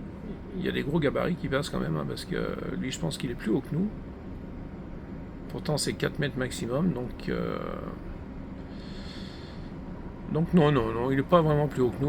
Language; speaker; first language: French; native; French